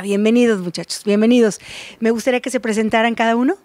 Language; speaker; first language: Spanish; native; Spanish